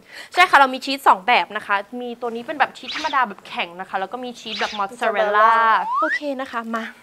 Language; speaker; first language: Thai; non-native, fluent; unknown